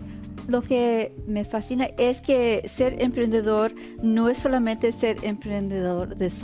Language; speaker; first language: Spanish; early bilingual, heritage; Spanish